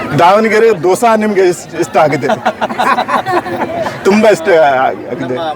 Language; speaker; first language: Kannada; non-native, learner; Hindi